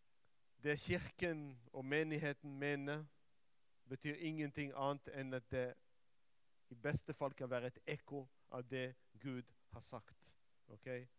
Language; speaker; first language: Norwegian; non-native, fluent; Hebrew